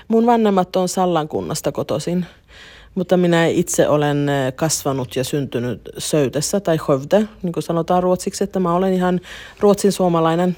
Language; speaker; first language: Finnish; early bilingual, heritage; Finnish